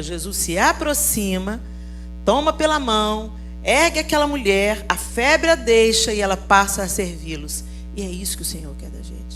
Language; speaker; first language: Portuguese; native; Portuguese